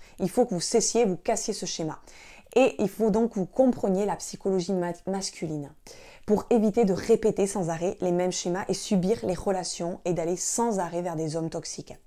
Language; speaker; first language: French; native; French